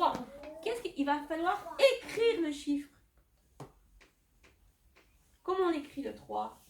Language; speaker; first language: French; native; French